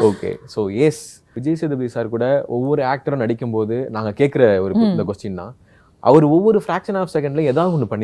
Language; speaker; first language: Tamil; native; Tamil